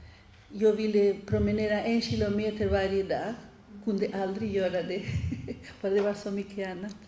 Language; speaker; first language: Swedish; non-native, fluent; Spanish